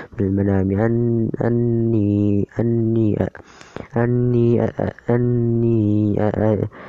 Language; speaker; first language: Arabic; non-native, learner; Indonesian